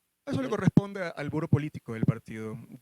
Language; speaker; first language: Spanish; native; Spanish